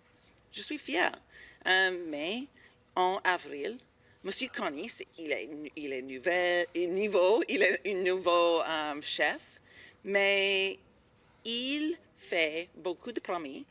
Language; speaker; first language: French; non-native, learner; English